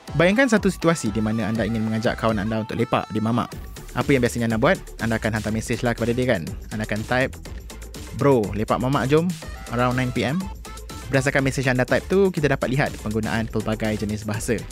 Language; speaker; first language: Malay; native; Malay